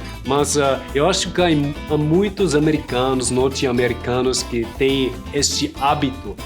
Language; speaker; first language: Portuguese; non-native, fluent; German